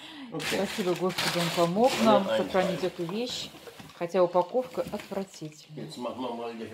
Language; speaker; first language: Russian; native; Russian